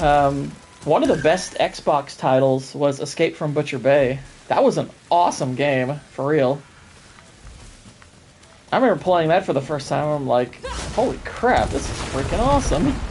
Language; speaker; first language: English; native; English